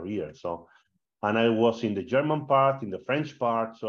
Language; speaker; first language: English; non-native, fluent; Spanish